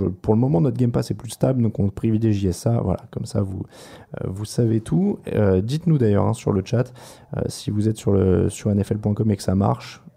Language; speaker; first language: French; native; French